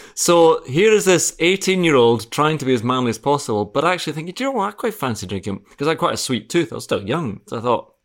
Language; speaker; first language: English; native; English